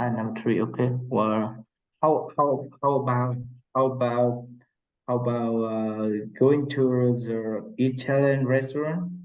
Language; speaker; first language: English; non-native, learner; Vietnamese